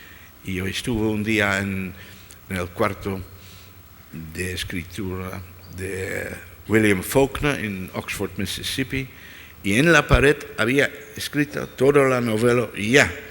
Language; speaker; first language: Spanish; non-native, fluent; Dutch